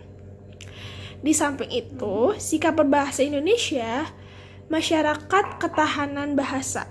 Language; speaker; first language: Indonesian; native; Indonesian